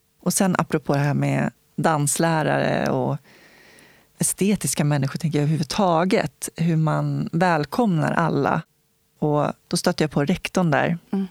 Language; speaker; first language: Swedish; native; Swedish